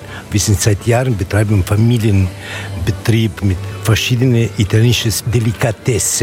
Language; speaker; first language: German; non-native, fluent; Italian